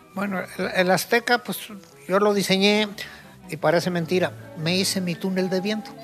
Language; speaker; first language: Spanish; native; Spanish